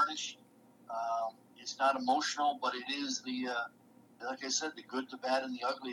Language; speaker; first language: English; native; English